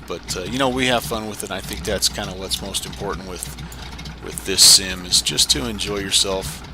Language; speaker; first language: English; native; English